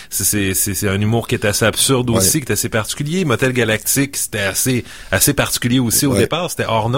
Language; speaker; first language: French; native; French